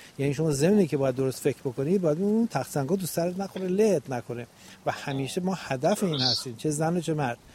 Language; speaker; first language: Persian; native; Persian